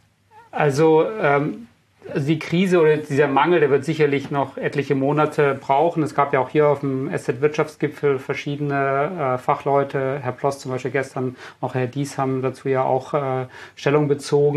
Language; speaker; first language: German; native; German